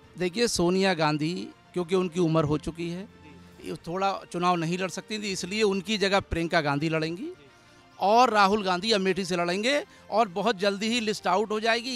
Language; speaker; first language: Hindi; native; Hindi